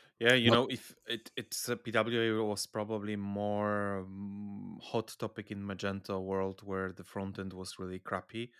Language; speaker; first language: English; non-native, fluent; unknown